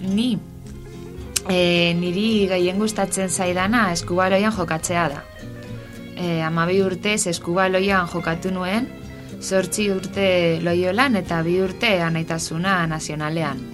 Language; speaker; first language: Basque; non-native, learner; Spanish